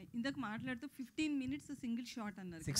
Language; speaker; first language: Telugu; native; Telugu